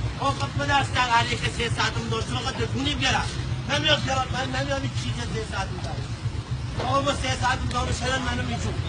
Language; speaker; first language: Persian; native; Persian